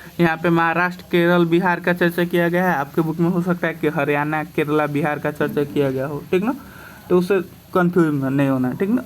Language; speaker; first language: Hindi; native; Hindi